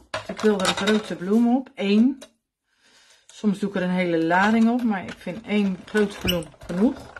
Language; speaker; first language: Dutch; native; Dutch